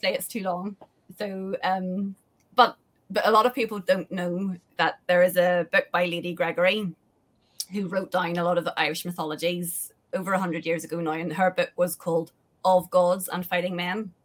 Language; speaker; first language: English; native; English